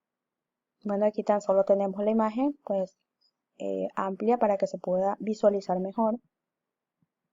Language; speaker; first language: Spanish; native; Spanish